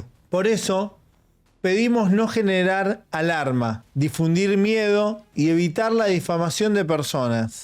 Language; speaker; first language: Spanish; native; Spanish